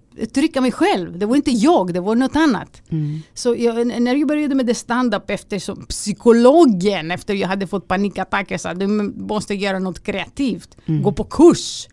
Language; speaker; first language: Swedish; non-native, fluent; Greek